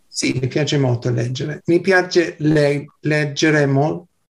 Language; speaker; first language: Italian; non-native, learner; English